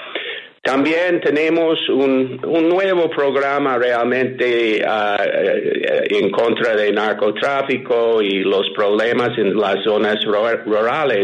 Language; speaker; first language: Spanish; non-native, fluent; English